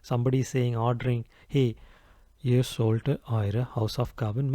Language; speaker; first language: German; non-native, fluent; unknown